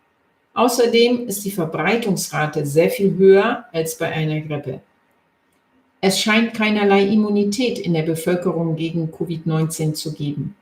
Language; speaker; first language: German; native; German